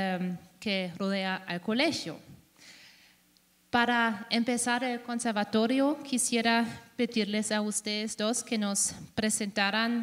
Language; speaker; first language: Spanish; non-native, fluent; German